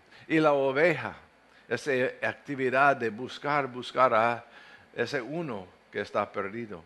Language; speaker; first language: Spanish; non-native, fluent; English